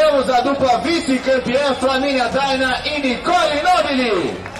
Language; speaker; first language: Portuguese; native; Portuguese